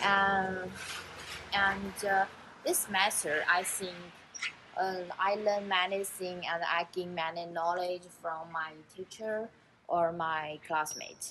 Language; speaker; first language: English; non-native, learner; Chinese